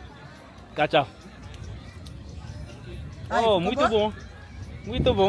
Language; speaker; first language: Portuguese; non-native, learner; French